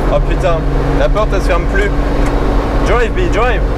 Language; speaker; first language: French; native; French